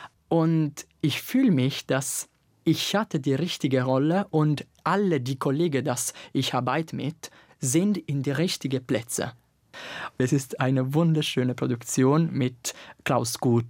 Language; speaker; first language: German; non-native, fluent; Italian